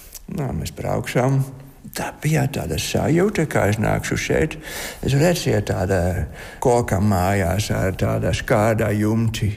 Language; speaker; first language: Latvian; non-native, learner; Dutch